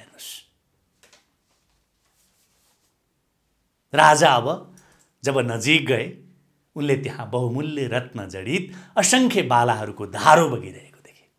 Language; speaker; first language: Nepali; native; Nepali